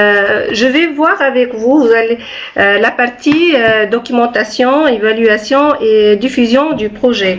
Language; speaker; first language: French; non-native, local second language; Arabic